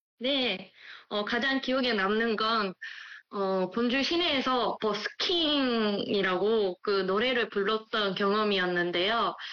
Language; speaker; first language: Korean; non-native, fluent; Japanese